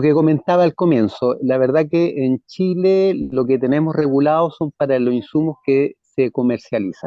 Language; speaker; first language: Spanish; native; Spanish